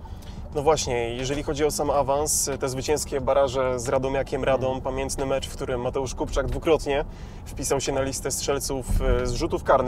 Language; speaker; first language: Polish; native; Polish